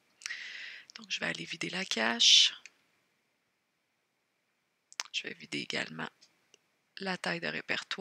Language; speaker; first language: French; native; French